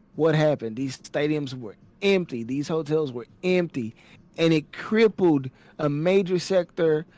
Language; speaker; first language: English; native; English